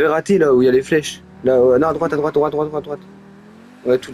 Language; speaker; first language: French; native; French